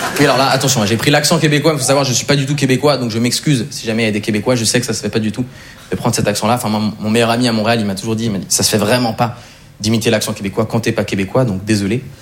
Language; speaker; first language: French; native; French